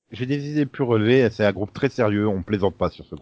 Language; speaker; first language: French; native; French